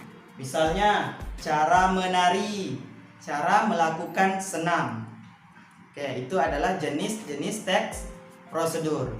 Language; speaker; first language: Indonesian; native; Indonesian